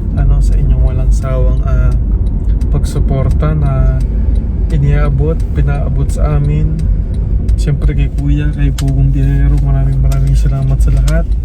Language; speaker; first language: Filipino; native; Filipino